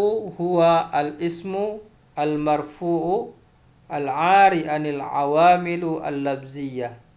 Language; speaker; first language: Arabic; non-native, fluent; Indonesian